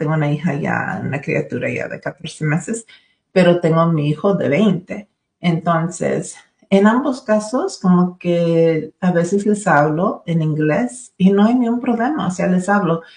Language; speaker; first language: Spanish; early bilingual, other home language; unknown